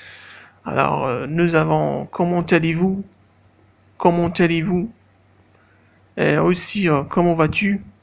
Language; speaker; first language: French; non-native, fluent; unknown